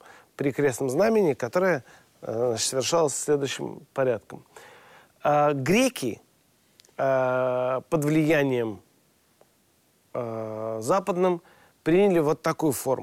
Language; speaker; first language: Russian; native; Russian